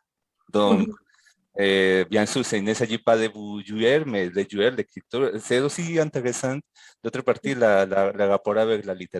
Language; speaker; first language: French; non-native, fluent; Spanish